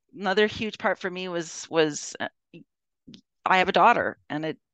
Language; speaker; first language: English; native; English